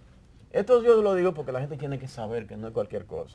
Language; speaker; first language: Spanish; native; Spanish